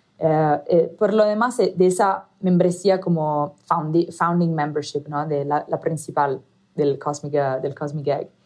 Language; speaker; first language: Spanish; non-native, fluent; Italian